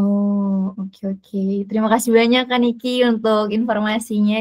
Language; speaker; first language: Indonesian; native; Indonesian